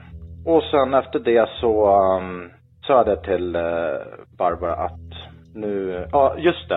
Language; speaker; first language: Swedish; native; Swedish